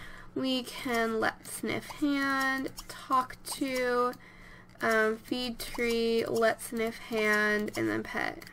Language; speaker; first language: English; native; English